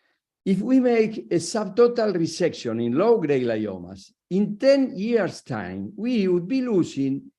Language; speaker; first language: English; non-native, fluent; Spanish